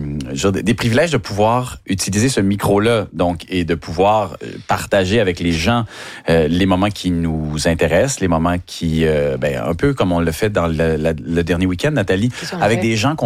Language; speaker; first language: French; native; French